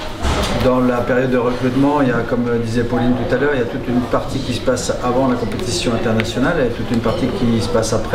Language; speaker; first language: French; native; French